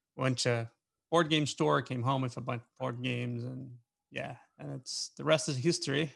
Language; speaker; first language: English; non-native, fluent; Portuguese